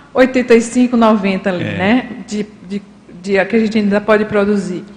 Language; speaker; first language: Portuguese; native; Portuguese